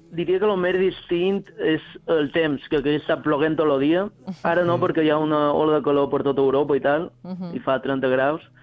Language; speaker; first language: Catalan; native; Catalan